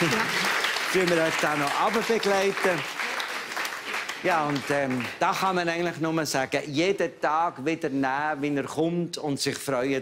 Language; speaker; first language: German; native; German